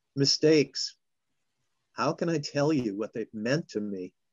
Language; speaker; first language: English; native; English